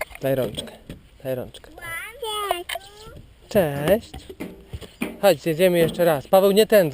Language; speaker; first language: Polish; native; Polish